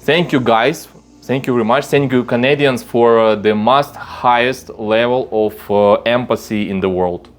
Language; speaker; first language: English; non-native, learner; Russian